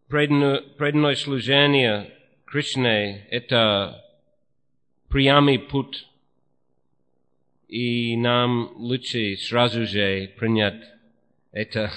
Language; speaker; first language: Russian; non-native, fluent; English